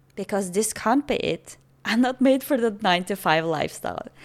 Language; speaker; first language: English; non-native, fluent; Norwegian